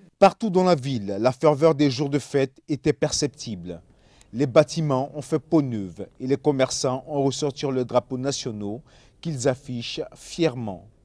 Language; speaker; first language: French; non-native, local second language; Arabic